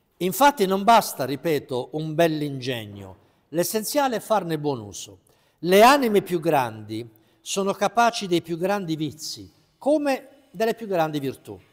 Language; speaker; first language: Italian; native; Italian